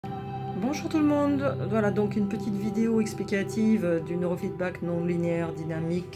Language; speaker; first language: French; native; French